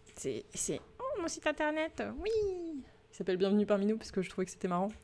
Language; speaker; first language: French; native; French